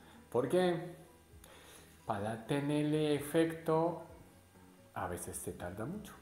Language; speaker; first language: Spanish; non-native, learner; Japanese